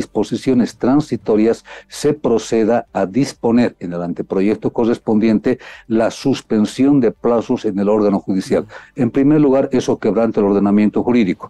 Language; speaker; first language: Spanish; native; Spanish